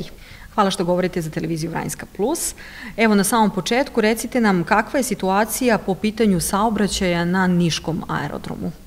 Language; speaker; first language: Serbian; native; Serbian